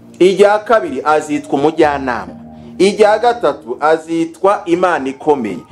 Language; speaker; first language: Kinyarwanda; early bilingual, heritage; Kinyarwanda